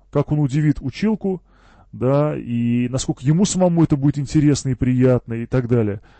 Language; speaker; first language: Russian; early bilingual, heritage; Russian